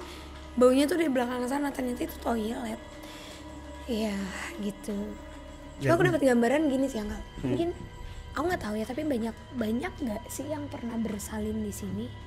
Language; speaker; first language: Indonesian; native; Indonesian